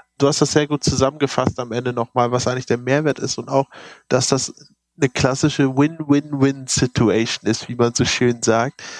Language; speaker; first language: German; native; German